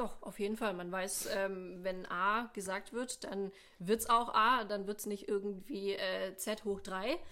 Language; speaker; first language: German; native; German